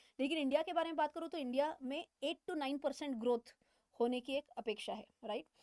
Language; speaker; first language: Hindi; non-native, local second language; Marathi